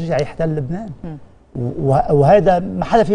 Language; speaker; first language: Arabic; native; Arabic